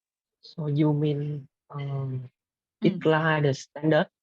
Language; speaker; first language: English; non-native, learner; Vietnamese